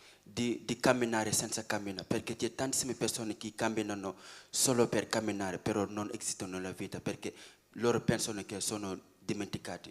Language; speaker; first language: Italian; non-native, learner; Wolof